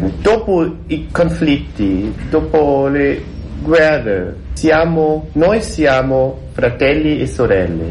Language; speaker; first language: Italian; non-native, learner; German